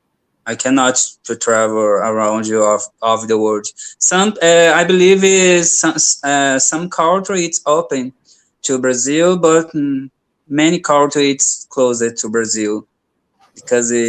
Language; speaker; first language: English; non-native, learner; Portuguese